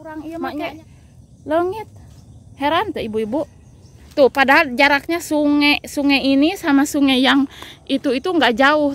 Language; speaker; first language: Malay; non-native, local second language; Sundanese